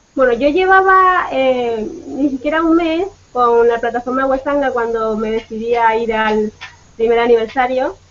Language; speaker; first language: Spanish; native; Spanish